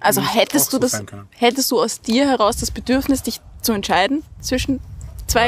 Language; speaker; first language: German; native; German